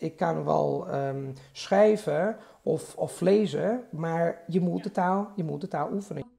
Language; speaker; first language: Dutch; non-native, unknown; Italian